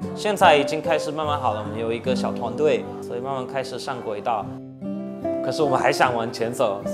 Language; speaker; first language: Chinese; non-native, fluent; English